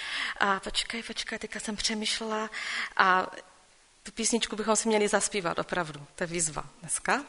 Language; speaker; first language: Czech; non-native, local second language; Polish